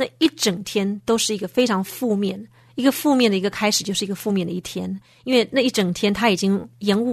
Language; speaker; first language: Chinese; native; Chinese